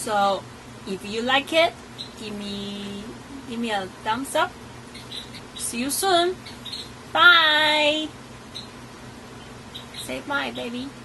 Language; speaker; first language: English; non-native, learner; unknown